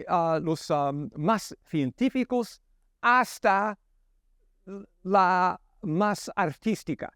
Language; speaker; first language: Spanish; non-native, learner; English